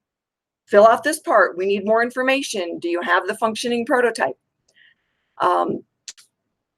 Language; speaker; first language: English; native; English